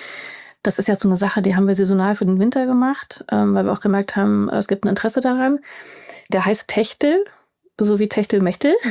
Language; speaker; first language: German; native; German